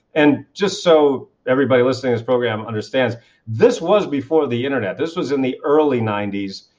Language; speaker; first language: English; native; English